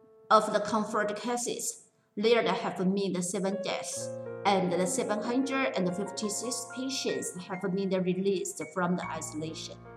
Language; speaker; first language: English; non-native, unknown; Chinese